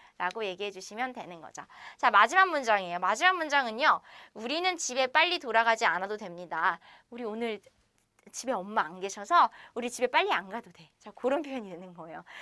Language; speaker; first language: Korean; native; Korean